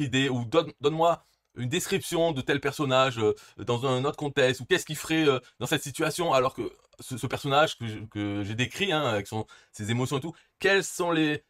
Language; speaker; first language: French; native; French